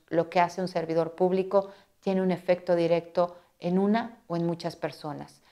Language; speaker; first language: Spanish; native; Spanish